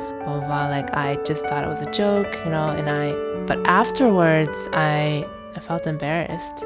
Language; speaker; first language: English; early bilingual, other home language; Chinese